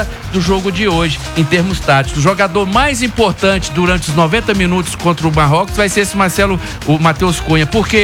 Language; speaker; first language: Portuguese; native; Portuguese